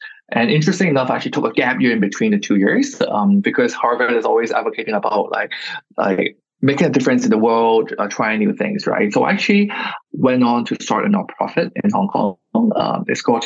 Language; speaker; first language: English; non-native, local second language; Cantonese